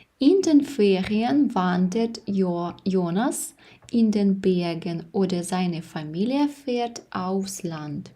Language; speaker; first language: German; non-native, fluent; Ukrainian